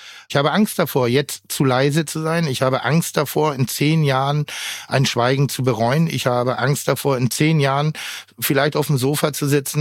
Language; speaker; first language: German; native; German